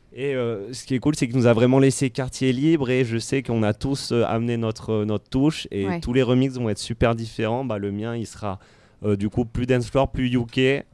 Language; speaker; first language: French; native; French